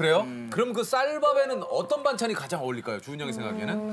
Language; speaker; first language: Korean; native; Korean